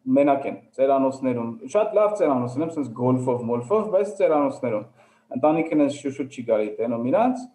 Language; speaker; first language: Armenian; early bilingual, heritage; Armenian